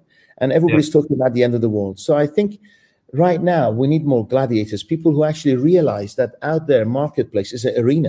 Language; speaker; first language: English; non-native, fluent; Persian